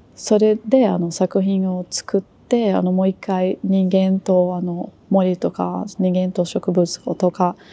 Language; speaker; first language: Japanese; non-native, fluent; Portuguese